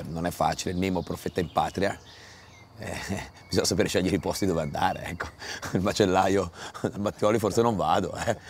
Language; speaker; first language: Italian; native; Italian